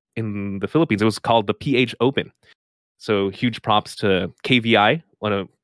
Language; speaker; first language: English; non-native, local second language; Filipino